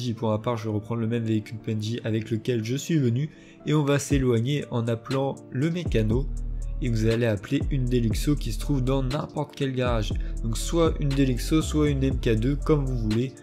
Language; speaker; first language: French; native; French